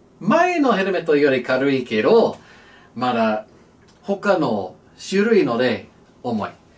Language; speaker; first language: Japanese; non-native, learner; English